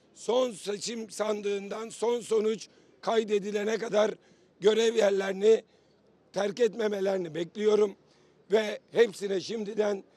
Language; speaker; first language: Turkish; native; Turkish